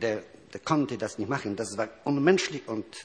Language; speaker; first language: German; non-native, fluent; Polish